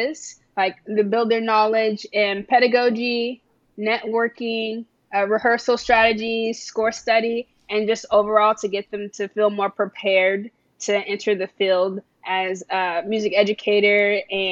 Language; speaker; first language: English; native; English